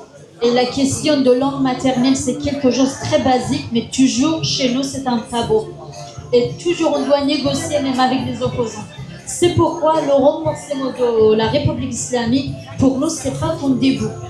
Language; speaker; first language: French; non-native, fluent; Kurdish